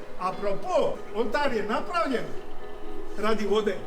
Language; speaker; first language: Croatian; native; Croatian